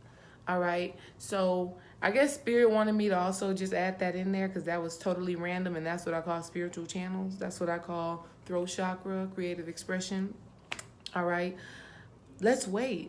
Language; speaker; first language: English; native; English